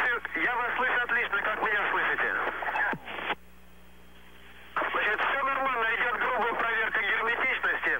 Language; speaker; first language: Russian; native; Russian